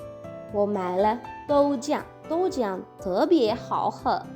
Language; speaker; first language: Chinese; non-native, learner; Sinhala